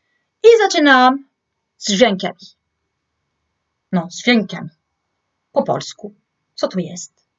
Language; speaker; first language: Polish; non-native, learner; French